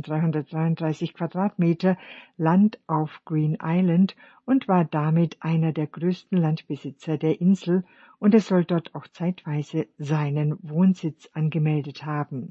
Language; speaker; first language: German; native; German